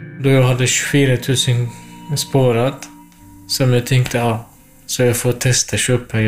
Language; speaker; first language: Swedish; non-native, fluent; Kurdish